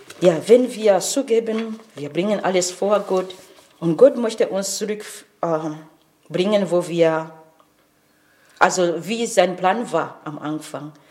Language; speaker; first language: German; non-native, fluent; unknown